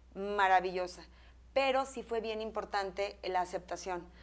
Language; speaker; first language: Spanish; native; Spanish